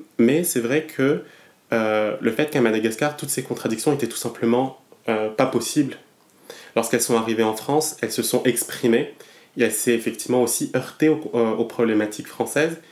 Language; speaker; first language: French; non-native, local second language; Malagasy